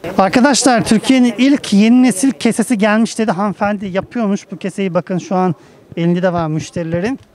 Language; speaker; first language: Turkish; native; Turkish